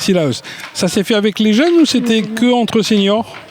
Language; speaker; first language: French; native; French